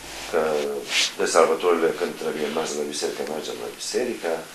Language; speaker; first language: Romanian; non-native, fluent; Turkish